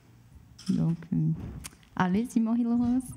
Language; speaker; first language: French; non-native, fluent; Portuguese